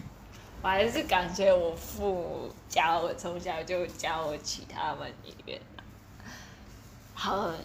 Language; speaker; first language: Chinese; early bilingual, heritage; Chinese